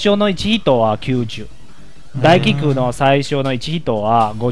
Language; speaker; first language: Japanese; non-native, learner; Chinese